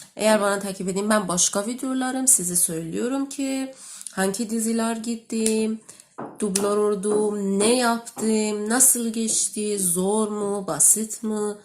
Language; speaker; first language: Turkish; non-native, learner; Persian